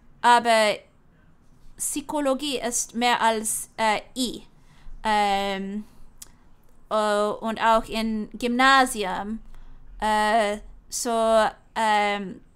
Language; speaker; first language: German; non-native, learner; English